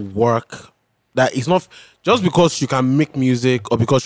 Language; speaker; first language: English; non-native, local second language; Yoruba